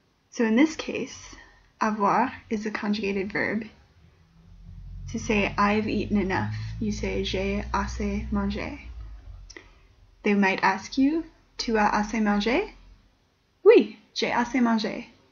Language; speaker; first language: English; native; English